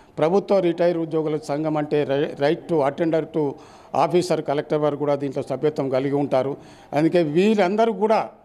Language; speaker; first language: Telugu; native; Telugu